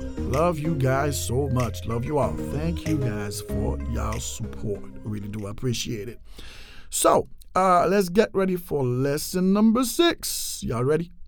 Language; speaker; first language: English; non-native, fluent; Haitian Creole